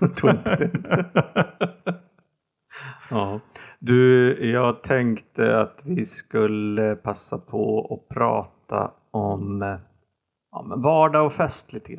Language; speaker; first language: Swedish; native; Swedish